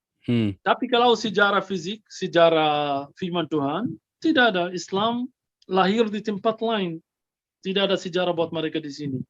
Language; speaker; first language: Indonesian; non-native, fluent; Arabic